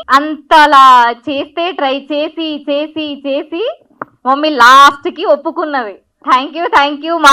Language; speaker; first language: Telugu; non-native, local second language; Marathi